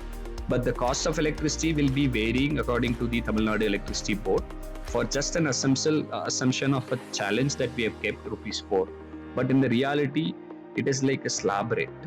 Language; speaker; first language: English; non-native, local second language; Tamil